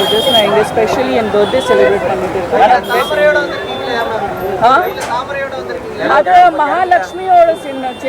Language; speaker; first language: Tamil; non-native, local second language; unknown